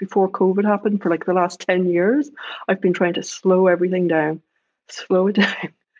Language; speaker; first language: English; native; English